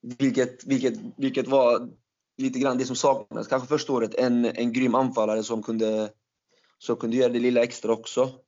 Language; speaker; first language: Swedish; early bilingual, other home language; Turkish